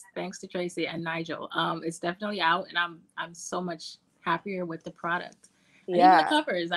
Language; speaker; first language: English; native; English